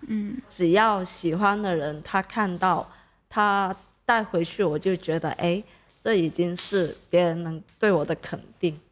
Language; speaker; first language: Chinese; non-native, local second language; Cantonese